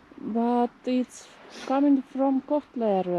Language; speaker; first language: English; non-native, learner; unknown